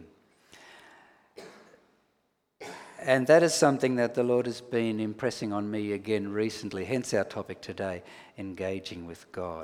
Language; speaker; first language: English; native; English